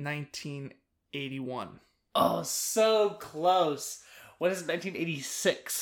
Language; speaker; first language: English; native; English